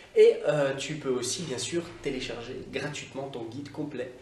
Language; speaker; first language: French; native; French